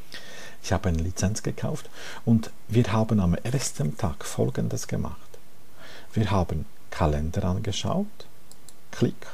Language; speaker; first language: German; non-native, fluent; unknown